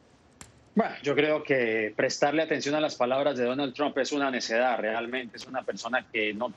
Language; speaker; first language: Spanish; native; Spanish